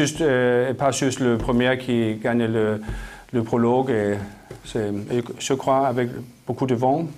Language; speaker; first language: French; non-native, learner; Danish